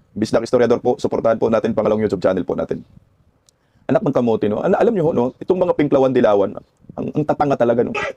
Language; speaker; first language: Filipino; non-native, local second language; Cebuano